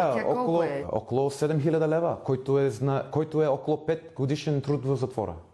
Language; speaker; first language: Bulgarian; non-native, fluent; English